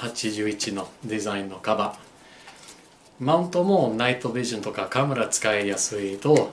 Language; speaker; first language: Japanese; non-native, learner; English